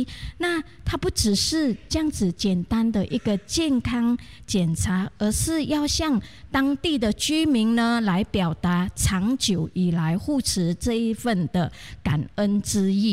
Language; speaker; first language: Chinese; native; Chinese